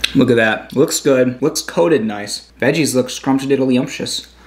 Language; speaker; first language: English; native; English